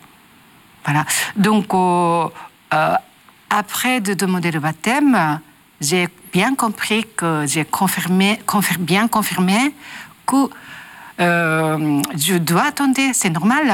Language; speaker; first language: French; non-native, learner; Japanese